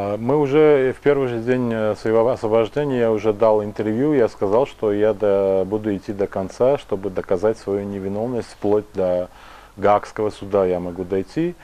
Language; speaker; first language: Russian; non-native, local second language; Tajik